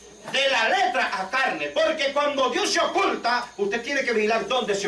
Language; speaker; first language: Spanish; native; Spanish